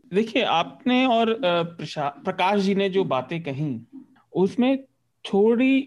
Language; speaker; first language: Hindi; native; Hindi